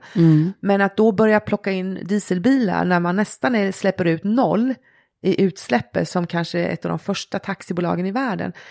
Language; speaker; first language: Swedish; native; Swedish